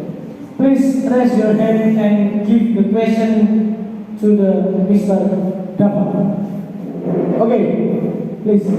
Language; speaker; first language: English; non-native, learner; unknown